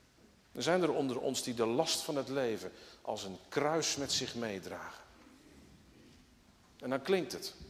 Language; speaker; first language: Dutch; native; Dutch